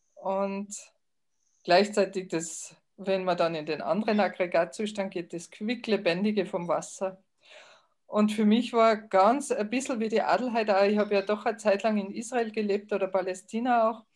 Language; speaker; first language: German; native; German